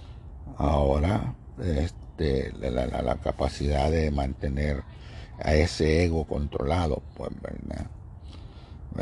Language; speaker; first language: Spanish; native; Spanish